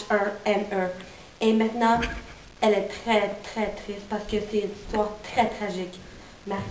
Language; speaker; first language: French; non-native, local second language; English